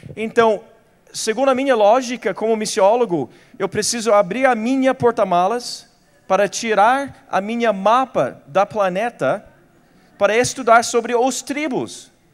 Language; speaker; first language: Portuguese; non-native, fluent; English